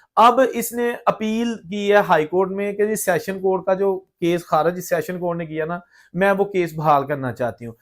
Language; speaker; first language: Urdu; non-native, local second language; Punjabi